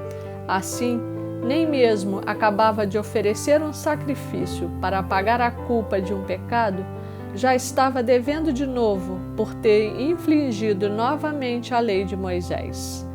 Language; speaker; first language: Portuguese; native; Portuguese